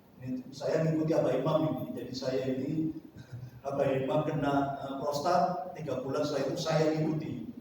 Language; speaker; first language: Indonesian; native; Indonesian